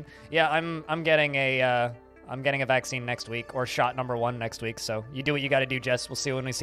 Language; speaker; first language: English; native; English